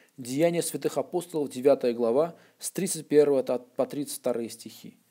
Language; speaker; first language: Russian; non-native, local second language; Armenian